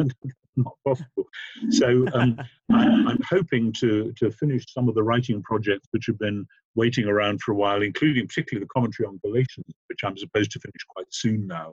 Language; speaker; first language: English; native; English